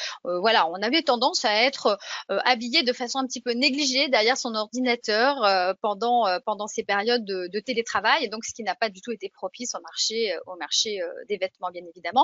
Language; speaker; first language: French; native; French